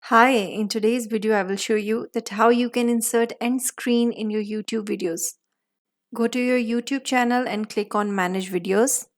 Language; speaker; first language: English; non-native, local second language; Hindi